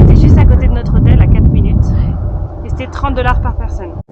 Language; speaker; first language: French; native; French